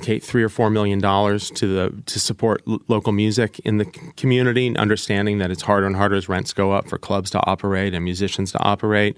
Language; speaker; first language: English; native; English